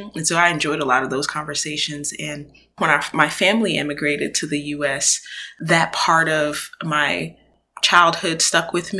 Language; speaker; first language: English; early bilingual, other home language; Akan